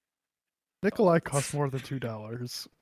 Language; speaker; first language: English; native; English